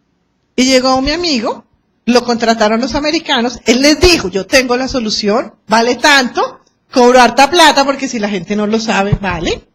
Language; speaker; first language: Spanish; native; Spanish